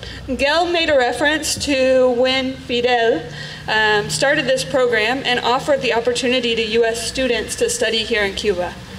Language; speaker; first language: English; native; English